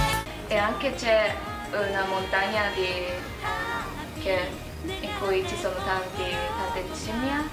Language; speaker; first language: Italian; non-native, learner; Japanese